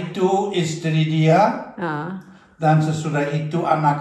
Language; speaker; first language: Indonesian; non-native, learner; German